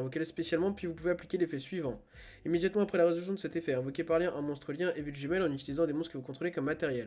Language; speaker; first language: French; native; French